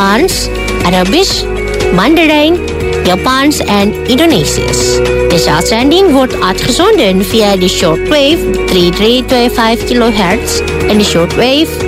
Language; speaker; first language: Dutch; non-native, fluent; Indonesian